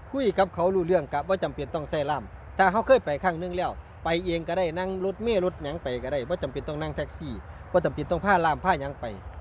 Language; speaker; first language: Thai; native; Thai